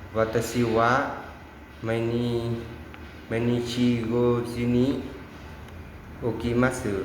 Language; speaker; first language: Japanese; non-native, learner; Vietnamese